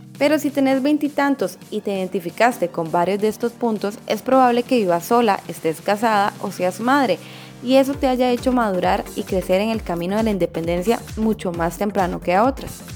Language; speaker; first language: Spanish; native; Spanish